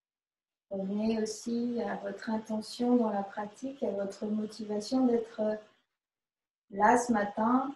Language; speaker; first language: French; native; French